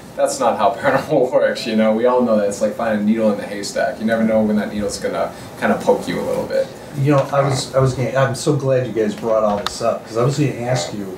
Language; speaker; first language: English; native; English